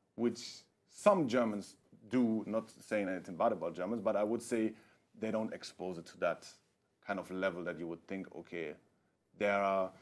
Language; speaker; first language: English; non-native, fluent; German